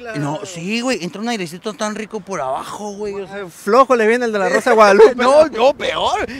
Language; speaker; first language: Spanish; native; Spanish